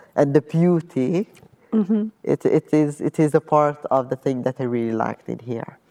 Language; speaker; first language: English; non-native, fluent; Arabic